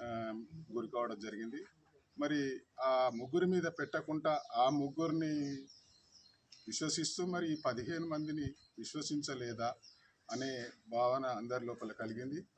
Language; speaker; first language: Telugu; native; Telugu